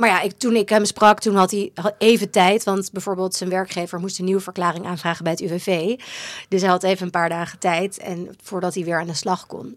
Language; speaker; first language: Dutch; native; Dutch